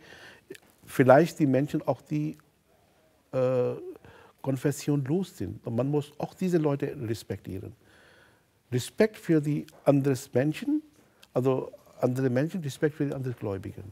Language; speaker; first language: German; non-native, fluent; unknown